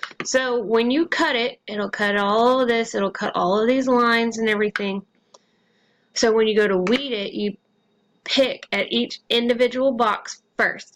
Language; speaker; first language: English; native; English